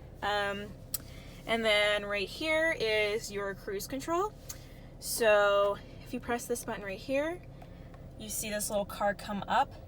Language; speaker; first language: English; native; English